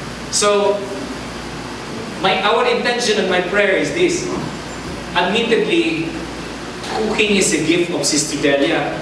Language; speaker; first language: English; non-native, local second language; Chavacano